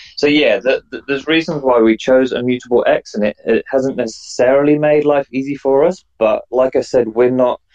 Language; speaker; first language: English; native; English